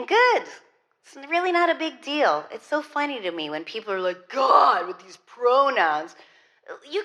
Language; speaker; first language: English; native; English